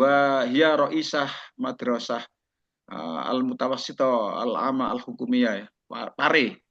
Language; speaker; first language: Arabic; non-native, fluent; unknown